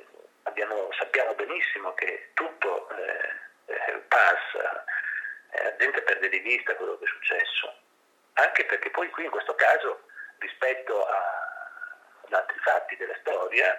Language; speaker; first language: Italian; native; Italian